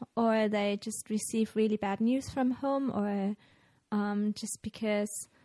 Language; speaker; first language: English; non-native, fluent; German